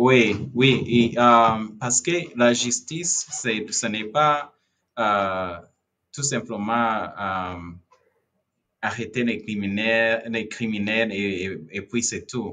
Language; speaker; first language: French; non-native, fluent; Kinyarwanda